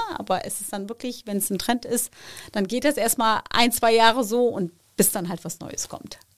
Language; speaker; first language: German; early bilingual, other home language; Turkish